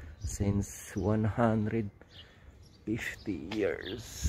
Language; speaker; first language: English; non-native, local second language; Filipino